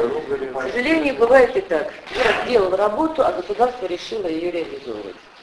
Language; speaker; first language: Russian; native; Russian